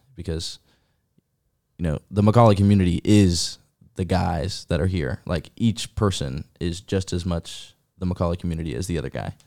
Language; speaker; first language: English; native; English